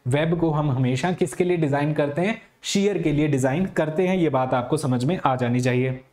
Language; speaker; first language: Hindi; native; Hindi